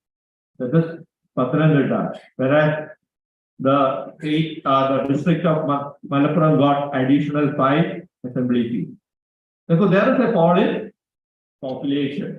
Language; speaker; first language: English; non-native, local second language; Malayalam